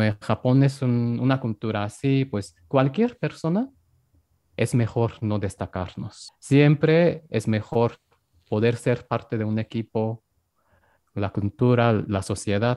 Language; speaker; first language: Spanish; non-native, fluent; Japanese